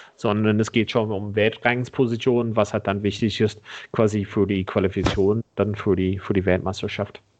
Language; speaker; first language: German; non-native, fluent; English